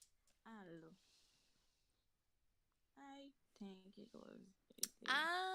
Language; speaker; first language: English; non-native, learner; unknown